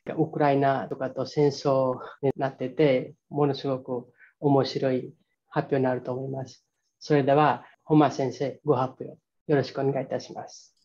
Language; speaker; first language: Japanese; non-native, fluent; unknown